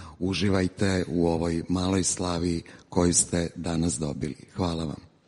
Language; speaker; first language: Serbian; native; Serbian